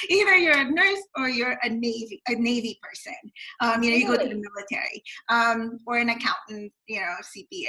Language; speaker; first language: English; non-native, local second language; Filipino